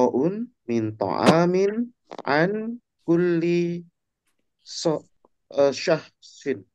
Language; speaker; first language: Arabic; non-native, learner; Indonesian